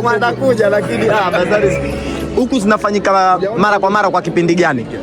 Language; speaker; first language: Swahili; native; Swahili